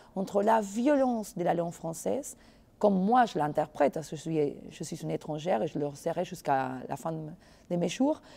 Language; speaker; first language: French; non-native, fluent; Spanish